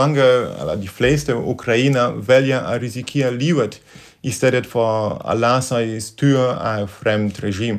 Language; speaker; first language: Danish; non-native, fluent; Polish